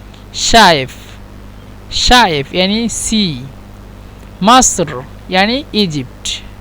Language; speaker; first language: Arabic; non-native, fluent; Bangla